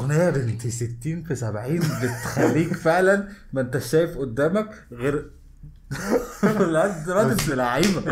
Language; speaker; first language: Arabic; native; Arabic